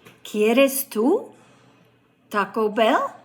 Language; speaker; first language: Spanish; non-native, fluent; English